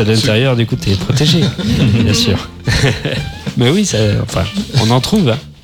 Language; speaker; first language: French; native; French